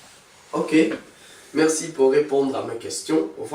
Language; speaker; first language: French; non-native, learner; Dutch